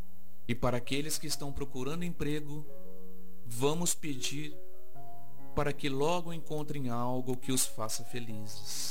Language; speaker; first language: Portuguese; native; Portuguese